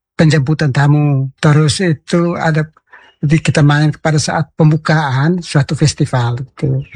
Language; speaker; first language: Indonesian; non-native, local second language; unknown